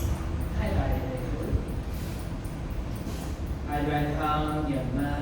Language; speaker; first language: Vietnamese; non-native, learner; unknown